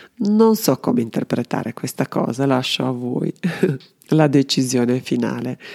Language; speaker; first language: Italian; non-native, fluent; Serbian